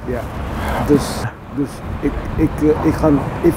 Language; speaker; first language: Dutch; non-native, learner; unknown